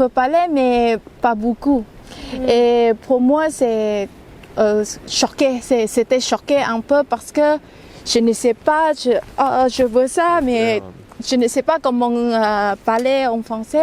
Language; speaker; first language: French; non-native, learner; Thai